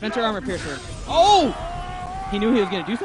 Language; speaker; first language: English; native; English